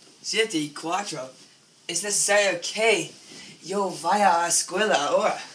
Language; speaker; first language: Spanish; non-native, learner; English